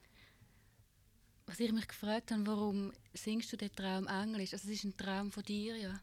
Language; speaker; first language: German; native; German